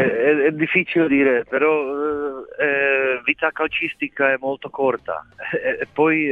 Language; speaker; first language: Italian; non-native, fluent; Czech